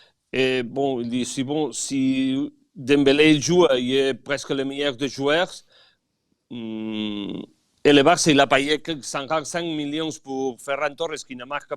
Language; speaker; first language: French; non-native, fluent; Catalan